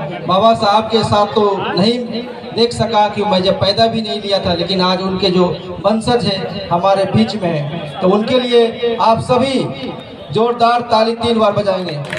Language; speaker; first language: Hindi; native; Hindi